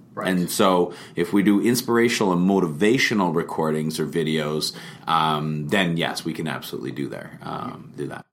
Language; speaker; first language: English; native; English